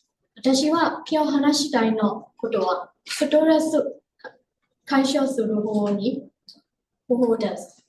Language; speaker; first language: Japanese; non-native, learner; Burmese